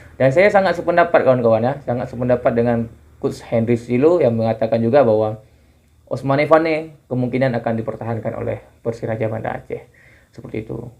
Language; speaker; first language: Indonesian; non-native, local second language; Achinese